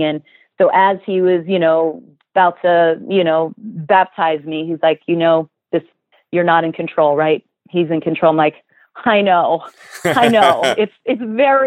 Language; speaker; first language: English; native; English